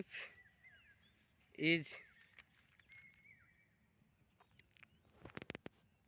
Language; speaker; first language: English; non-native, learner; Bangla